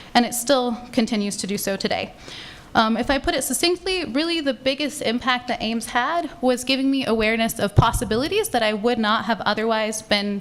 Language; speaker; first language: English; native; English